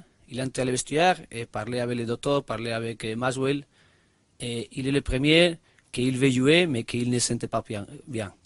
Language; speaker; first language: French; non-native, learner; Spanish